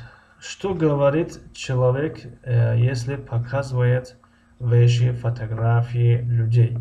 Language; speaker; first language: Russian; non-native, fluent; Persian